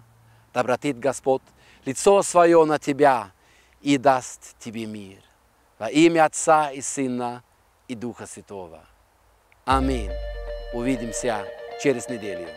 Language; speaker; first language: Russian; non-native, fluent; Norwegian